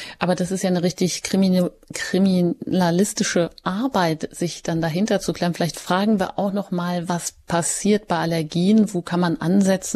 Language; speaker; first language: German; native; German